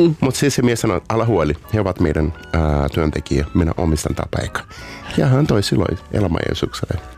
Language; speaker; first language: Finnish; non-native, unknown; Portuguese